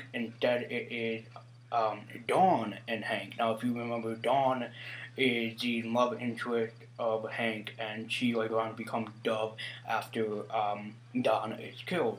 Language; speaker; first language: English; native; English